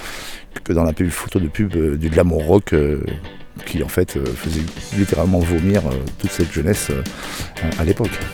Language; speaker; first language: French; native; French